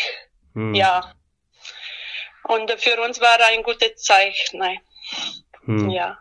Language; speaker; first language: German; non-native, learner; Romanian